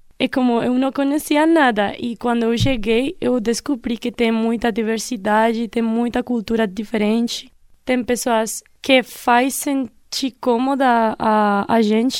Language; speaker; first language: Portuguese; non-native, fluent; Spanish